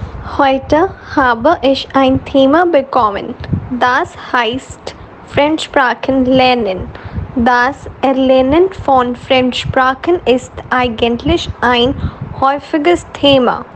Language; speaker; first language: German; non-native, learner; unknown